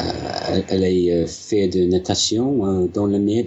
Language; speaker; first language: French; non-native, learner; English